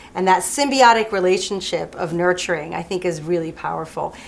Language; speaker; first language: English; early bilingual, other home language; French